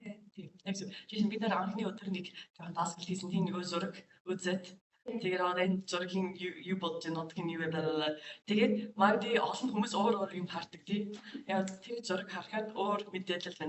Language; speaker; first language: Mongolian; non-native, learner; English